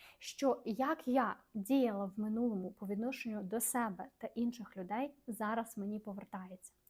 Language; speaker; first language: Ukrainian; non-native, local second language; Russian